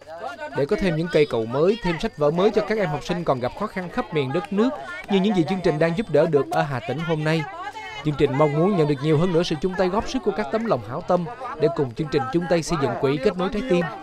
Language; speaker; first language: Vietnamese; native; Vietnamese